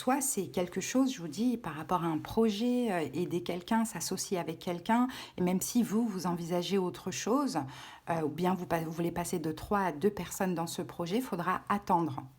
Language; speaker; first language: French; native; French